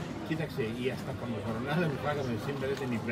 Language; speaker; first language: Greek; early bilingual, heritage; English